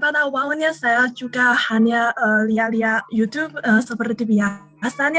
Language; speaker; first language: Indonesian; non-native, learner; Chinese